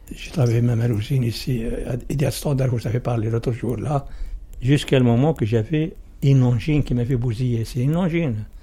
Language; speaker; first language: French; non-native, learner; Arabic